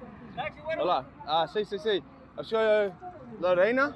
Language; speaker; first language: Spanish; non-native, learner; English